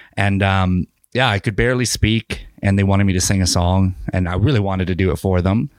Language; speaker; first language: English; native; English